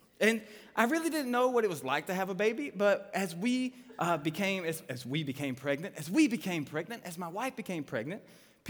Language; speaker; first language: English; native; English